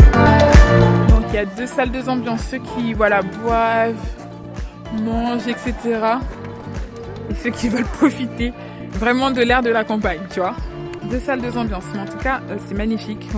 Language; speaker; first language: French; native; French